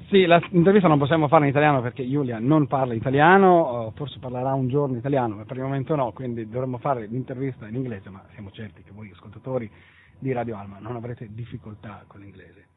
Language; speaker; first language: Italian; native; Italian